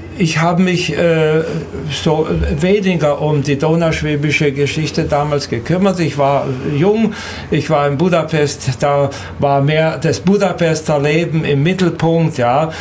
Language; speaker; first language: German; native; German